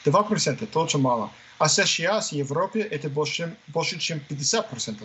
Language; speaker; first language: Russian; non-native, fluent; English